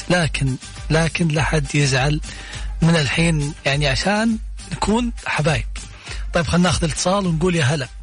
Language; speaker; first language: Arabic; native; Arabic